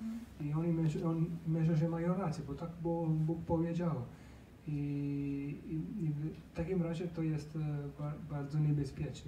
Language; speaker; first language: Polish; non-native, learner; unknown